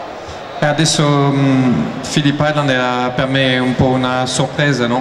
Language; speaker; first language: Italian; non-native, learner; French